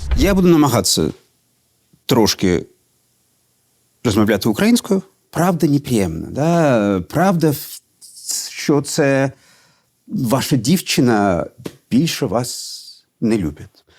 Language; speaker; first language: Ukrainian; non-native, learner; Russian